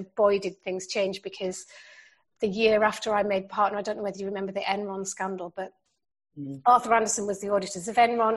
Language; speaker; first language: English; native; English